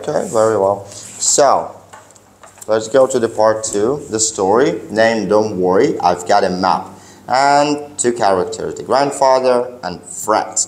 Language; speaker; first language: English; non-native, learner; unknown